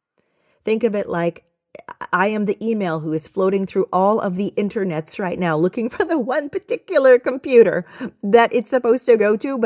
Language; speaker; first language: English; native; English